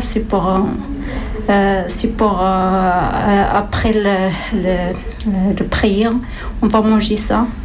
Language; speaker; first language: French; non-native, learner; Arabic